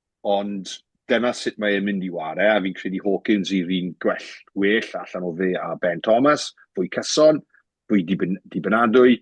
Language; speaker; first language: Welsh; native; Welsh